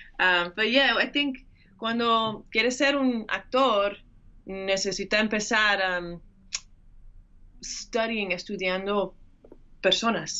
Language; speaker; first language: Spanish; early bilingual, heritage; English